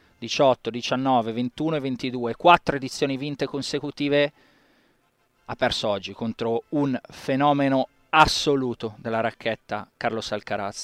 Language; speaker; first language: Italian; native; Italian